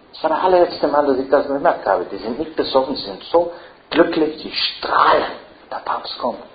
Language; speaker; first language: German; non-native, fluent; English